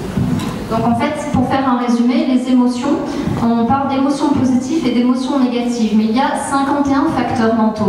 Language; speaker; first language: French; native; French